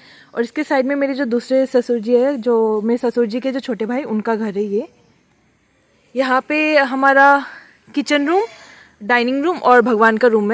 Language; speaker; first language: Hindi; native; Hindi